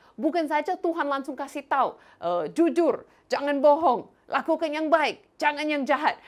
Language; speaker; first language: Indonesian; non-native, fluent; English